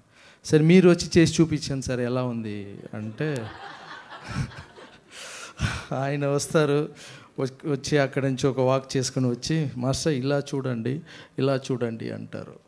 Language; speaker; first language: Telugu; non-native, fluent; Tamil